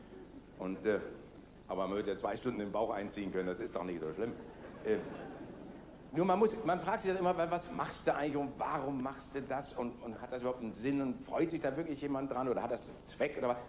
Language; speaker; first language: German; native; German